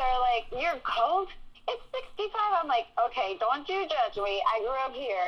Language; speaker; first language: English; early bilingual, other home language; Spanish